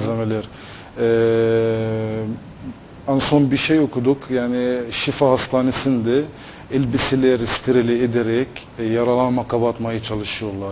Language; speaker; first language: Turkish; non-native, fluent; Arabic